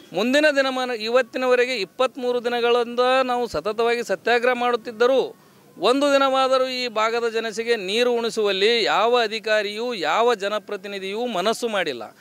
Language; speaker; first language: Kannada; native; Kannada